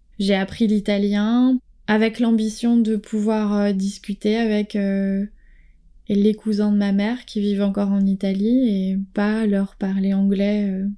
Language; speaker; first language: French; native; French